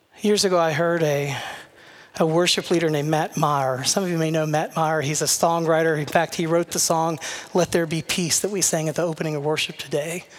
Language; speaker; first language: English; native; English